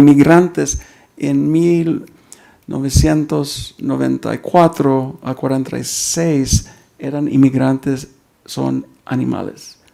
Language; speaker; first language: Spanish; early bilingual, heritage; Spanish